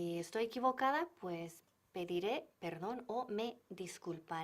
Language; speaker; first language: Spanish; non-native, fluent; English